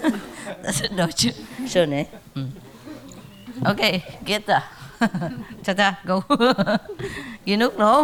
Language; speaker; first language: German; non-native, learner; Vietnamese